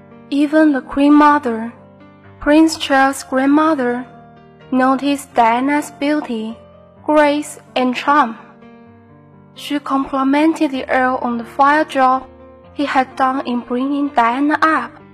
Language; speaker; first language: English; non-native, fluent; Chinese